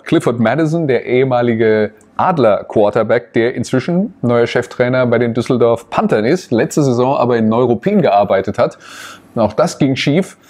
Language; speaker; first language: German; native; German